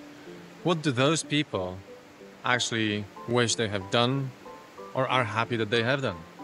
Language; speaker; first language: English; non-native, fluent; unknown